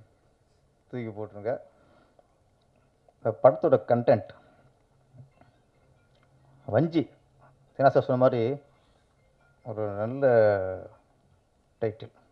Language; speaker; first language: Tamil; native; Tamil